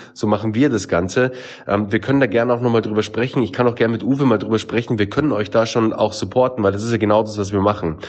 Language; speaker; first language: German; native; German